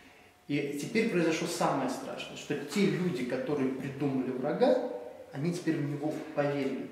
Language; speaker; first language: Russian; native; Russian